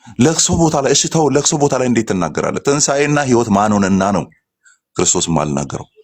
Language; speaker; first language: Amharic; non-native, local second language; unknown